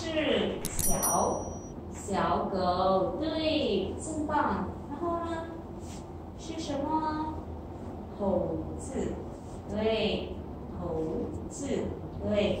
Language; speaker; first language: Chinese; non-native, fluent; Khmer